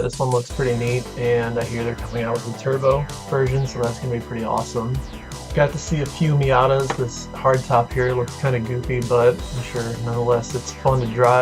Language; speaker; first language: English; native; English